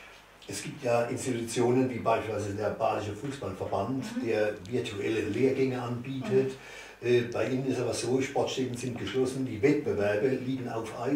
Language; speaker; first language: German; native; German